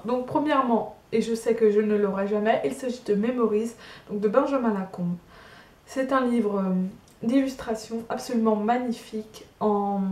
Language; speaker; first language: French; native; French